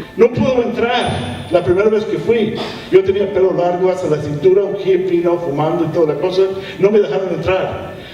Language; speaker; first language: Spanish; early bilingual, heritage; English